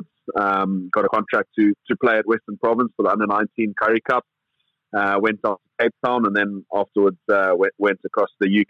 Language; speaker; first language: English; native; English